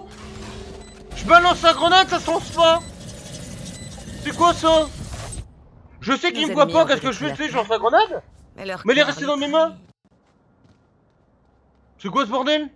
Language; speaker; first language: French; native; French